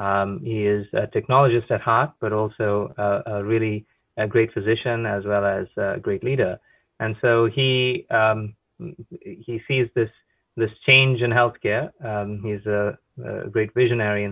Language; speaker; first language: English; non-native, local second language; Konkani